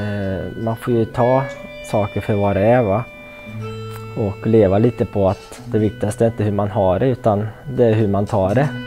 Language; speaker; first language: Swedish; native; Swedish